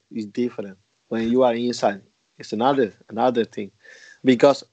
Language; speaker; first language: English; non-native, learner; Spanish